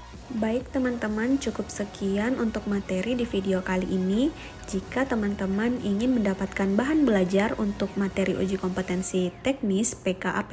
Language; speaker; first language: Indonesian; native; Indonesian